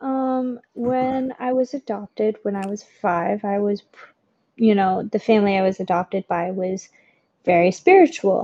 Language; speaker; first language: English; native; English